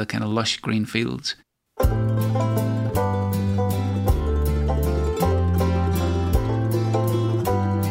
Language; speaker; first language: English; native; English